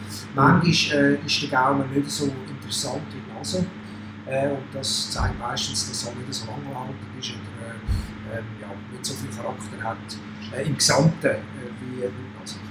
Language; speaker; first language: German; native; German